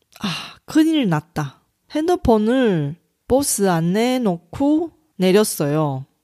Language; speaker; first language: Korean; non-native, fluent; Chinese